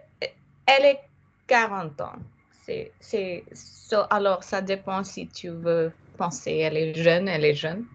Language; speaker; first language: French; non-native, fluent; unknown